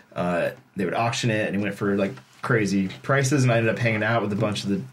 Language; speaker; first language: English; native; English